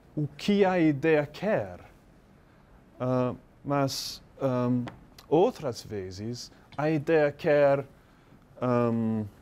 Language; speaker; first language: Portuguese; non-native, learner; English